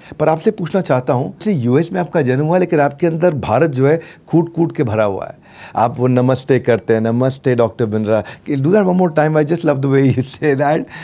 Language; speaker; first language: Hindi; native; Hindi